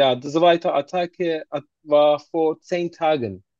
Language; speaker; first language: German; non-native, learner; Turkish